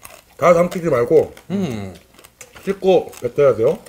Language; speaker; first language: Korean; native; Korean